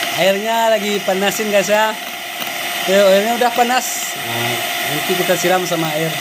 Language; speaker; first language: Malay; non-native, local second language; Minangkabau